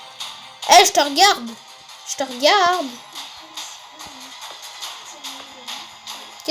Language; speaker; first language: French; native; French